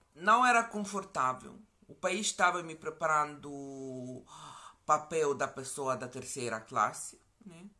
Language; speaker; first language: Portuguese; non-native, fluent; Ukrainian